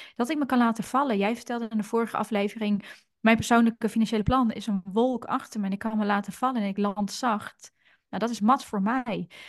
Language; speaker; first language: Dutch; native; Dutch